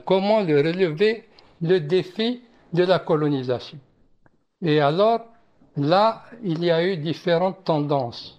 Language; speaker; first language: French; non-native, local second language; Arabic